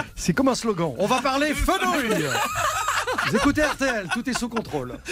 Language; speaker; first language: French; native; French